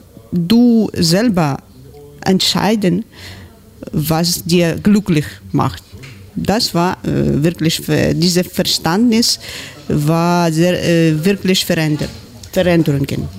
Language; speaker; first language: German; non-native, learner; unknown